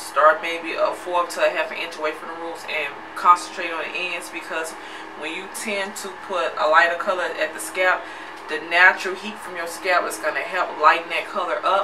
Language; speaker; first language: English; native; English